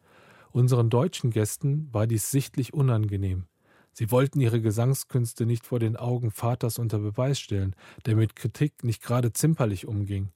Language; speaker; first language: German; early bilingual, other home language; Korean